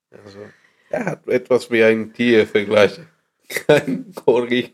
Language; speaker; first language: German; non-native, learner; Spanish